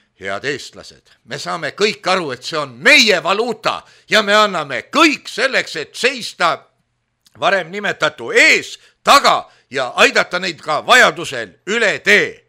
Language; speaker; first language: Estonian; native; Estonian